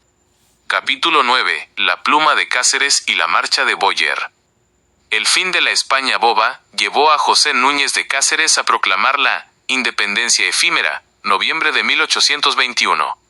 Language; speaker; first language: Spanish; native; Spanish